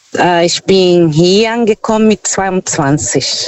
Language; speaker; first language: German; non-native, fluent; Portuguese